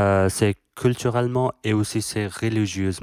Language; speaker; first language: French; non-native, learner; Persian